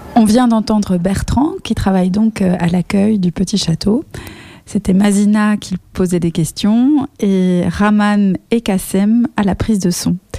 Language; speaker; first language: French; native; French